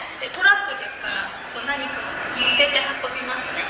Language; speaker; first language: Japanese; native; Japanese